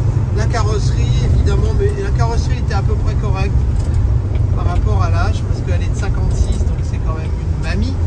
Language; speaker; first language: French; native; French